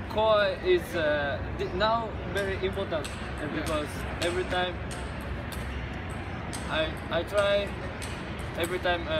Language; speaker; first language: English; non-native, learner; Japanese